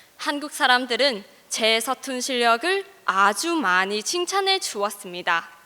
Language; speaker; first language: Korean; non-native, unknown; Cantonese